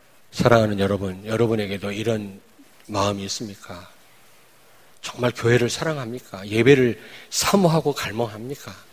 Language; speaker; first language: Korean; native; Korean